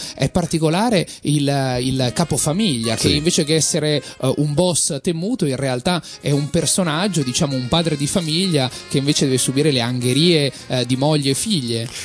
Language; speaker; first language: Italian; native; Italian